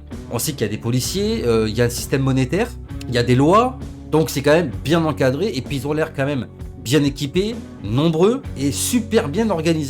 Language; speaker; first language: French; native; French